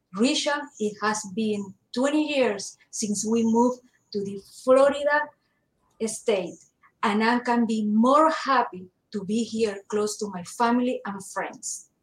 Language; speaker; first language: English; non-native, learner; Spanish